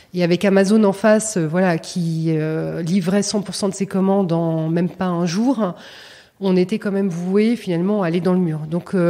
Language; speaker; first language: French; native; French